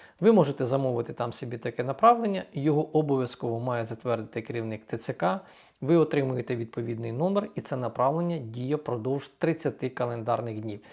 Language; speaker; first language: Ukrainian; native; Ukrainian